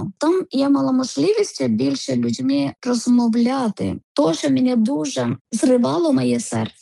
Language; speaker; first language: Ukrainian; non-native, learner; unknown